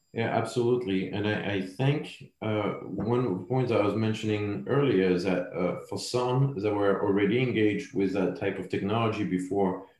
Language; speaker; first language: English; non-native, fluent; French